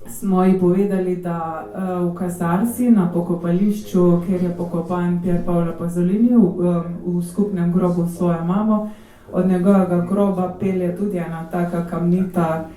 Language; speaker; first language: Slovenian; native; Slovenian